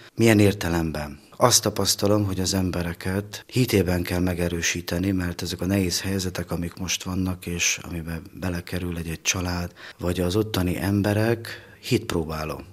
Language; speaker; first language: Hungarian; native; Hungarian